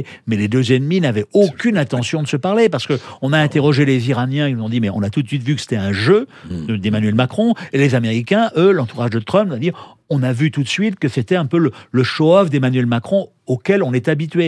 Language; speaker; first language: French; native; French